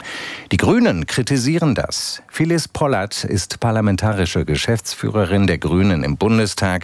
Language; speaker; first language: German; native; German